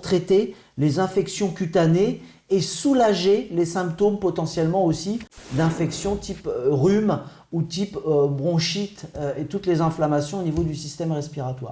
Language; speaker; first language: French; native; French